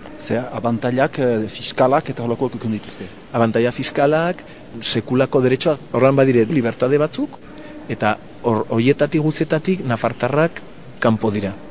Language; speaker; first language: Basque; non-native, local second language; Spanish